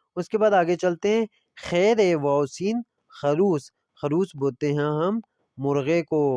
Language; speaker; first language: Urdu; non-native, local second language; Punjabi